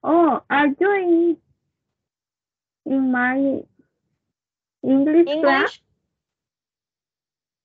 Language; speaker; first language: English; non-native, learner; Spanish